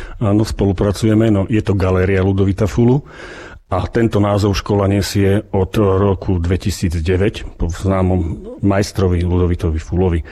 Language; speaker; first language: Slovak; native; Slovak